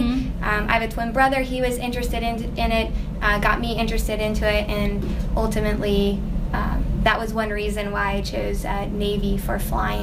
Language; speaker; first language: English; native; English